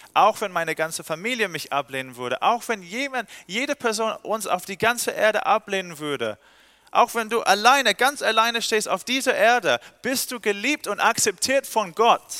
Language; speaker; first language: German; non-native, fluent; English